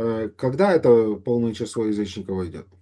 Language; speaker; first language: Russian; native; Russian